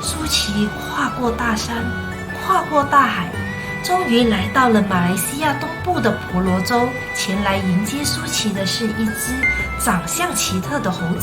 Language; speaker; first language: Chinese; native; Chinese